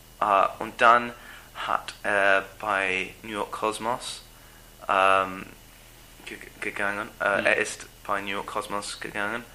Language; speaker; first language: German; non-native, learner; English